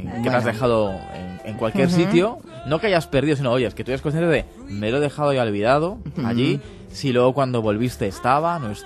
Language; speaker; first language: Spanish; native; Spanish